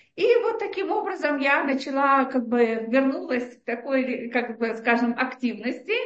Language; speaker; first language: Russian; native; Russian